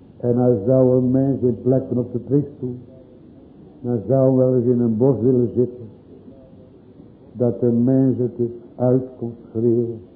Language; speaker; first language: Dutch; native; Dutch